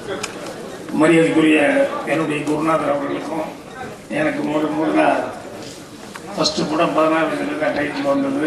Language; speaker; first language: Tamil; native; Tamil